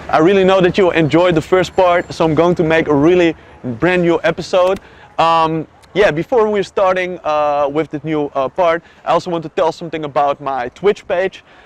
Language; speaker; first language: English; non-native, fluent; Dutch